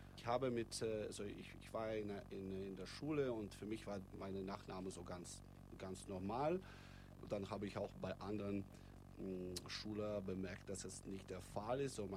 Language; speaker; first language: German; non-native, fluent; Russian